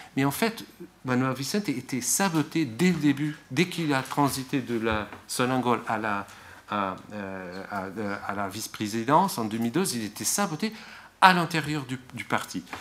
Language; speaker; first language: French; non-native, fluent; Portuguese